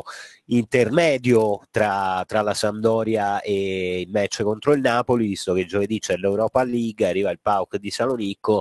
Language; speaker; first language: Italian; native; Italian